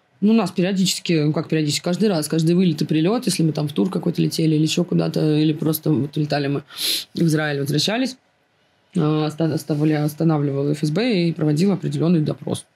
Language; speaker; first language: Russian; native; Russian